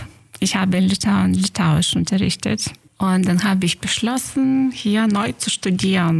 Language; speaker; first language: German; non-native, fluent; Lithuanian